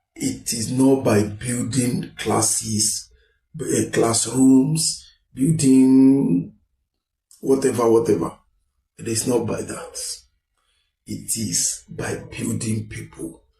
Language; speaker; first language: English; non-native, local second language; Yoruba